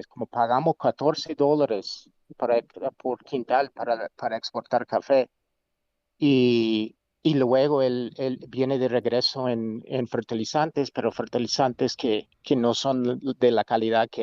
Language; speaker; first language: Spanish; non-native, fluent; English